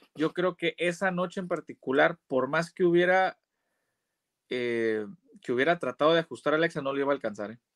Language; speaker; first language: Spanish; native; Spanish